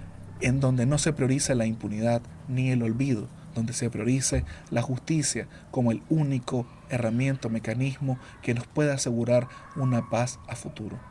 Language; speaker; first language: Spanish; native; Spanish